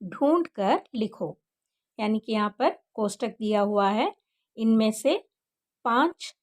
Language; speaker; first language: Hindi; non-native, local second language; Kannada